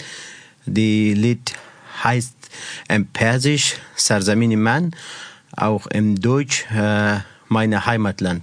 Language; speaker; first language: German; non-native, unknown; Persian